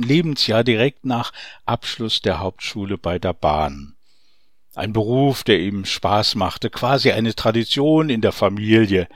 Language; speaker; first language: German; native; German